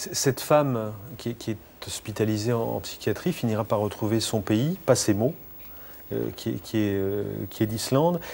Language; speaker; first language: French; native; French